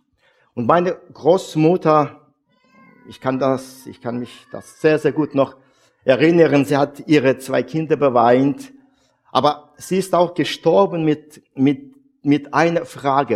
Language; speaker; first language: German; non-native, fluent; Russian